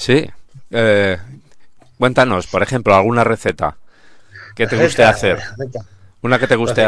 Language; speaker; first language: Spanish; native; Spanish